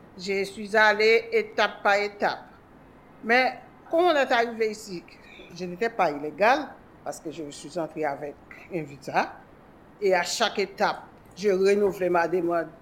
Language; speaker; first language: French; non-native, local second language; Haitian Creole